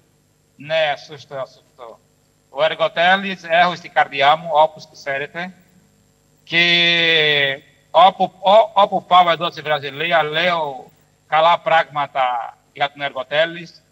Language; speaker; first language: Greek; non-native, fluent; Portuguese